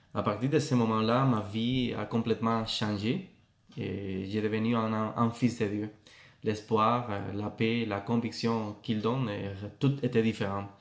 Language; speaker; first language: French; non-native, fluent; Spanish